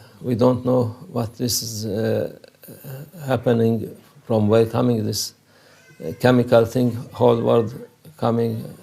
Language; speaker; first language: English; non-native, learner; Turkish